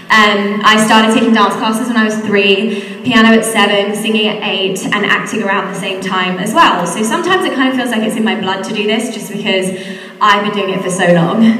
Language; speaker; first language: English; native; English